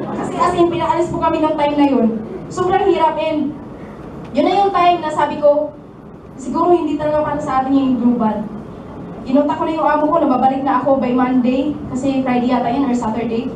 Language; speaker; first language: Filipino; non-native, local second language; Cebuano